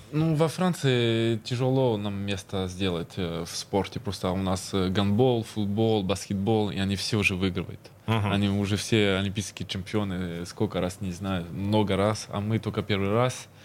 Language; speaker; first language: Russian; early bilingual, heritage; Russian